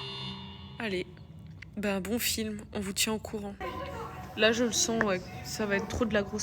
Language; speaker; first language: French; native; French